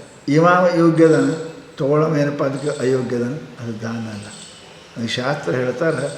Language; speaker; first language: Kannada; native; Kannada